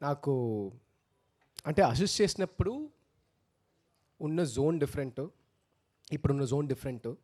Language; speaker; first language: Telugu; early bilingual, heritage; Telugu